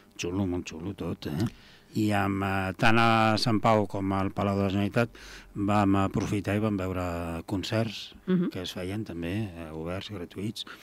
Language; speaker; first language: Catalan; native; Catalan